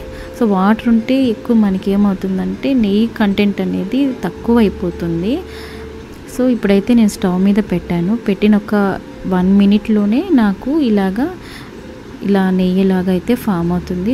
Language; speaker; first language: Telugu; native; Telugu